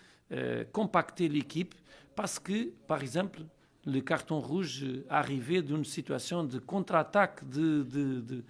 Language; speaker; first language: French; non-native, learner; Portuguese